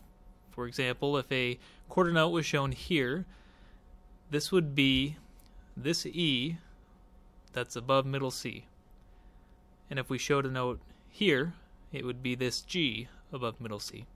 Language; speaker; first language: English; native; English